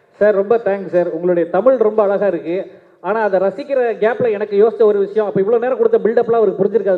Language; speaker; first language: Tamil; native; Tamil